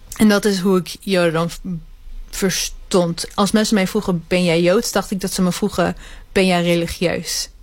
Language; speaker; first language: Dutch; early bilingual, other home language; Hebrew